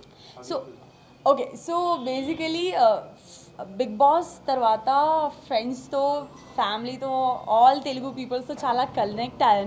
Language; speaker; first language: Telugu; non-native, learner; Gujarati